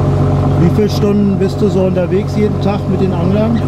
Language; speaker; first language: German; native; German